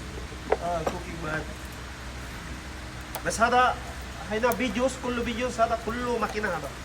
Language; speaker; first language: Arabic; non-native, learner; Filipino